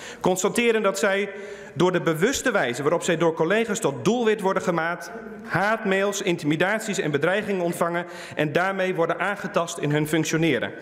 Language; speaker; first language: Dutch; native; Dutch